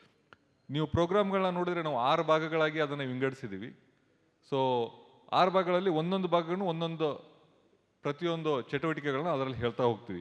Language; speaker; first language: Kannada; native; Kannada